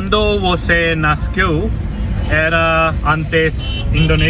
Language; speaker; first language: Portuguese; non-native, learner; Hindi